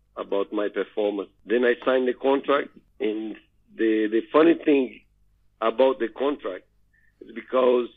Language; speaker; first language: English; non-native, learner; Portuguese